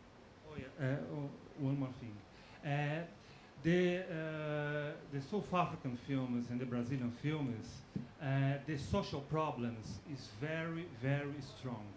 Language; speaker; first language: English; non-native, learner; Portuguese